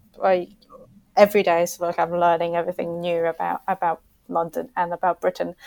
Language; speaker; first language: English; non-native, fluent; Chinese